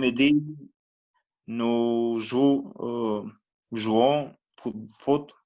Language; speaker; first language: French; non-native, learner; Albanian